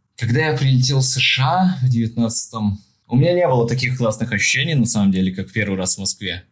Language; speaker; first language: Russian; non-native, local second language; Tajik